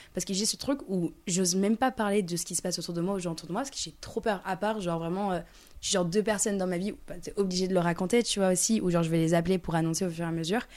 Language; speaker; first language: French; early bilingual, other home language; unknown